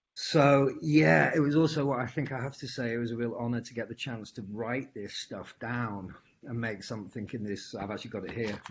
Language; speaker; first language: English; native; English